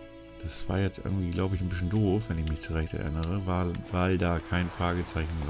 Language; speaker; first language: German; native; German